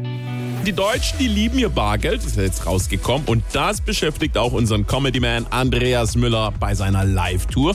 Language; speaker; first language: German; native; German